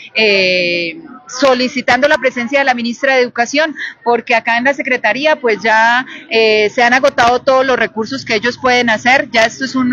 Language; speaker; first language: Spanish; native; Spanish